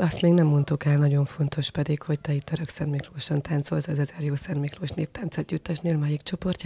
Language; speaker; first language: Hungarian; native; Hungarian